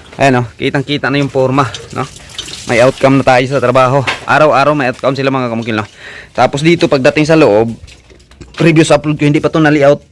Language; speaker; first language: Filipino; non-native, local second language; Cebuano